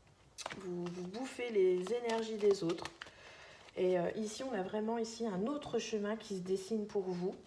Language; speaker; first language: French; native; French